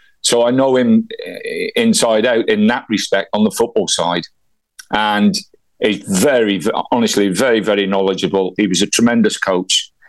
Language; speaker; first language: English; native; English